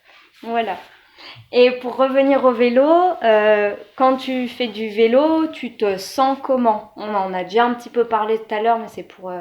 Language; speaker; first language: French; native; French